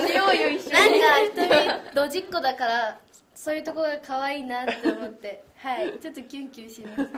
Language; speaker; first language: Japanese; native; Japanese